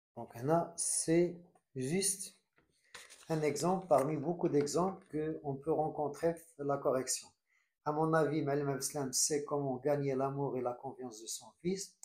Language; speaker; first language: French; non-native, local second language; Arabic